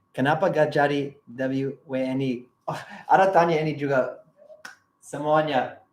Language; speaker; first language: Indonesian; non-native, learner; English